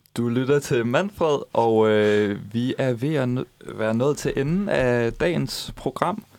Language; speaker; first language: Danish; native; Danish